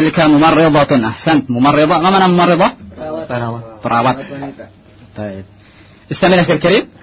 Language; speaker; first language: Arabic; non-native, fluent; Indonesian